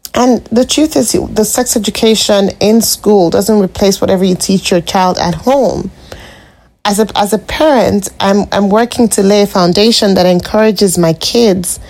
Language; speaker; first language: English; non-native, local second language; Igbo